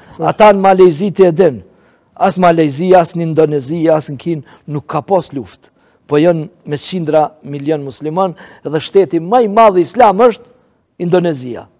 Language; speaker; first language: Albanian; native; Albanian